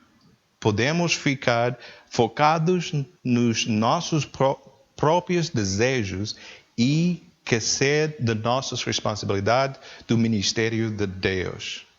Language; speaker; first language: Portuguese; non-native, learner; English